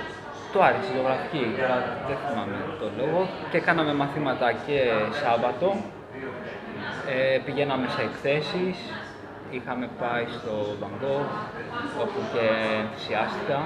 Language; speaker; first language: Greek; early bilingual, other home language; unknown